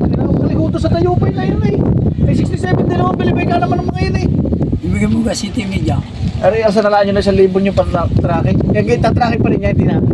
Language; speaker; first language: Filipino; native; Filipino